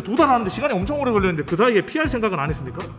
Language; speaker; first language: Korean; native; Korean